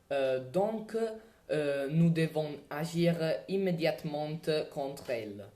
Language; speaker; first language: French; non-native, learner; Italian